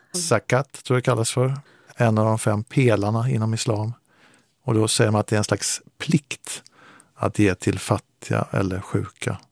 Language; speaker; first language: Swedish; native; Swedish